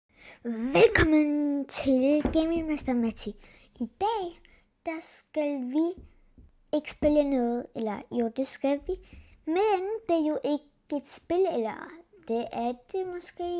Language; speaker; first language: Danish; early bilingual, other home language; Spanish